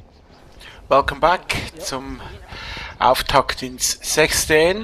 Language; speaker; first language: German; native; German